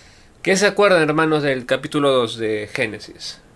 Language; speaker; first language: Spanish; native; Spanish